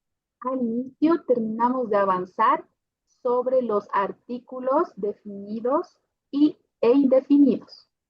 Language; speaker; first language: Spanish; native; Spanish